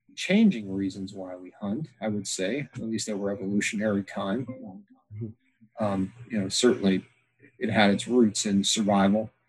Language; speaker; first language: English; native; English